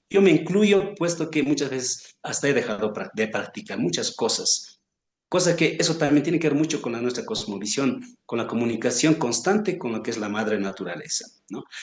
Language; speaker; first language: Spanish; non-native, local second language; Aymara